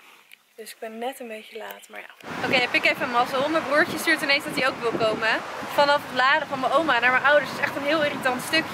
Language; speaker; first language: Dutch; native; Dutch